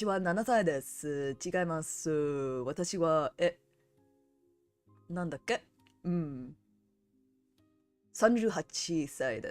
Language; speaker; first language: Japanese; non-native, learner; English